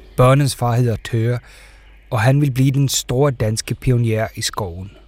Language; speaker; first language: Danish; early bilingual, heritage; Danish